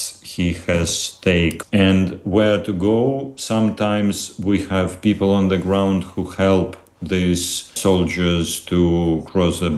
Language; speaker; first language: English; non-native, fluent; Russian